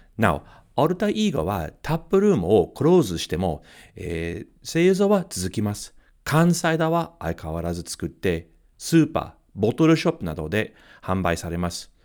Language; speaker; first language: Japanese; non-native, fluent; English